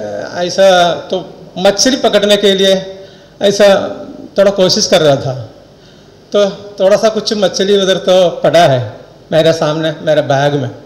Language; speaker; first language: Hindi; non-native, local second language; Malayalam